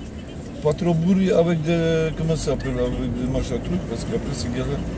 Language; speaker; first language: French; non-native, learner; Polish